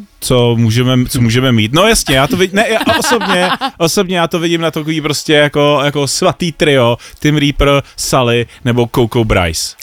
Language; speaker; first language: Czech; native; Czech